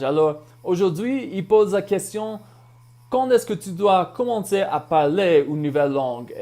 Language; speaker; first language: French; non-native, fluent; English